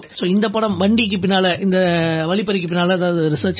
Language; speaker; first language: Tamil; native; Tamil